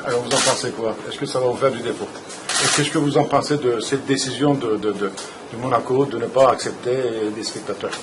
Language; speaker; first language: French; native; French